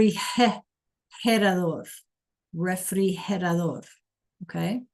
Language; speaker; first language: Spanish; non-native, fluent; English